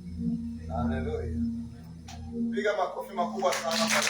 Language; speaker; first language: Swahili; native; Swahili